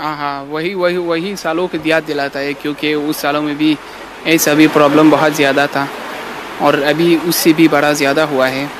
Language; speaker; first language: Hindi; non-native, learner; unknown